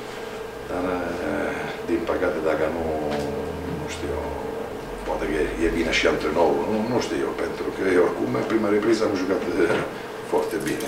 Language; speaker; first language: Romanian; non-native, fluent; Italian